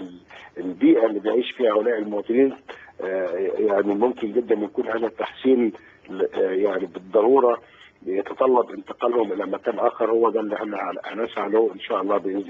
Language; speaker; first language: Arabic; native; Arabic